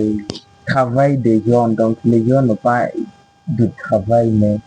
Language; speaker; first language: French; non-native, learner; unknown